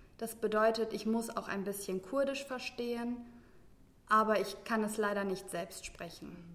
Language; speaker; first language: German; early bilingual, other home language; Turkish